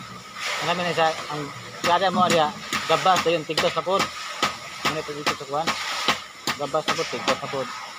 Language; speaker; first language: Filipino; non-native, local second language; Cebuano